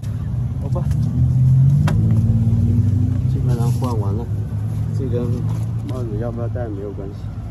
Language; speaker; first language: Chinese; native; Chinese